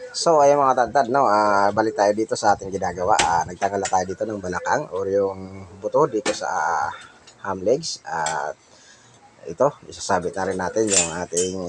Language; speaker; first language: Filipino; non-native, local second language; Waray